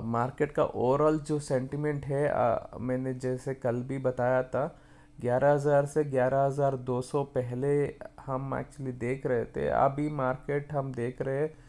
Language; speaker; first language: Hindi; non-native, local second language; Kannada